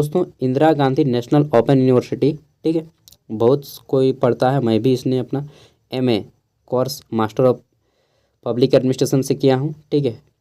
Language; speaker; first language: Hindi; native; Hindi